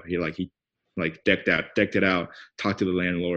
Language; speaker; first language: English; non-native, fluent; Chinese